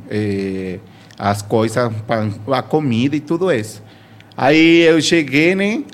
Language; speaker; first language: Portuguese; non-native, fluent; Spanish